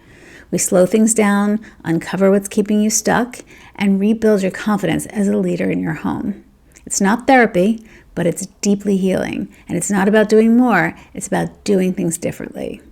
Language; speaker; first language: English; native; English